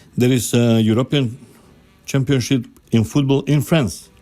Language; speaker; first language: English; non-native, fluent; Macedonian